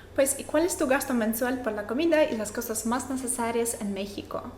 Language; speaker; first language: Spanish; non-native, fluent; Russian